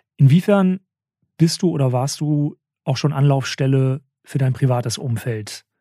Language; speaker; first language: German; native; German